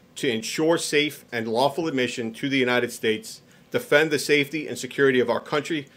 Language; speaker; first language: English; native; English